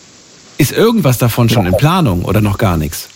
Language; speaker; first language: German; native; German